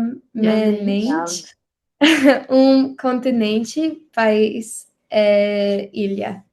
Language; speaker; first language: Portuguese; non-native, learner; English